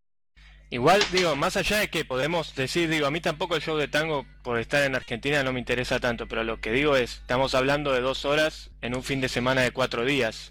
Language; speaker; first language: Spanish; native; Spanish